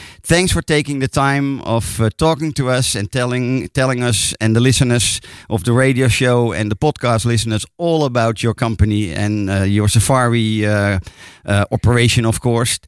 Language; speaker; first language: English; non-native, fluent; Dutch